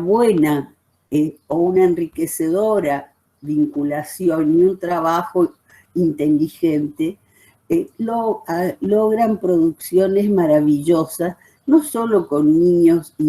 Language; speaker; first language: Spanish; native; Spanish